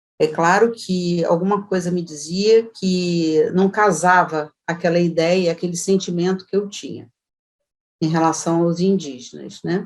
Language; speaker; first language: Portuguese; native; Portuguese